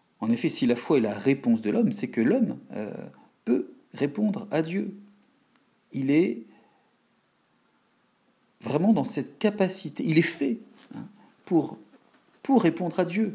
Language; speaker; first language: French; native; French